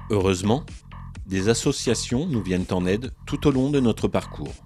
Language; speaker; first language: French; native; French